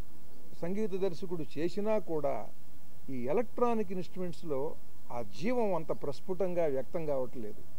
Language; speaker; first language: Telugu; native; Telugu